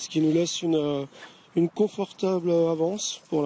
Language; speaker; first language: French; native; French